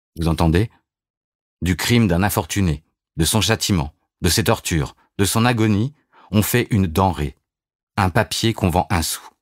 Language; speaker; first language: French; native; French